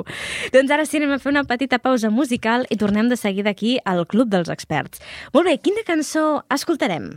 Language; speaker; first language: Catalan; native; Catalan